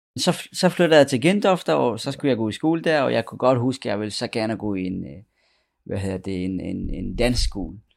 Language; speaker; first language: Danish; early bilingual, other home language; Persian